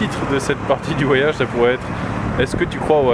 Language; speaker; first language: French; native; French